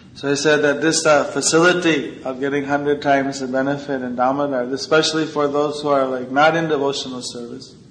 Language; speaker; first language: English; native; English